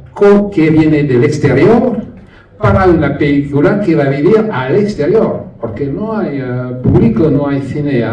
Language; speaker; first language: Spanish; non-native, learner; French